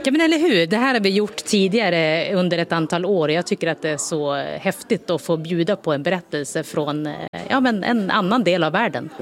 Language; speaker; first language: Swedish; native; Swedish